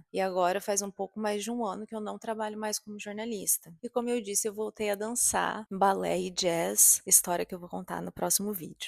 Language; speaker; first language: Portuguese; native; Portuguese